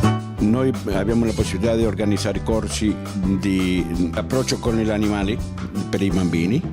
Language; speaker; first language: Italian; non-native, fluent; Spanish